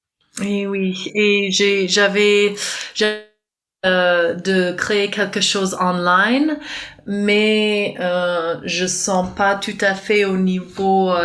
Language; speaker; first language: French; non-native, fluent; English